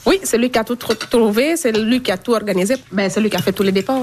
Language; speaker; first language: French; non-native, local second language; Fula